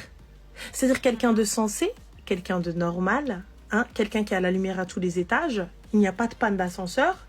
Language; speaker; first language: French; native; French